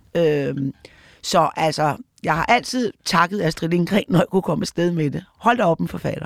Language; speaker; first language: Danish; native; Danish